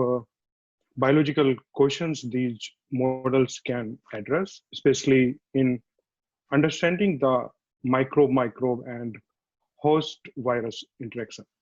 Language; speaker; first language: English; non-native, fluent; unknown